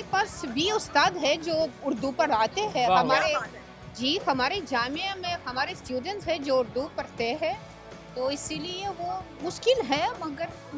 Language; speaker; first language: Hindi; non-native, fluent; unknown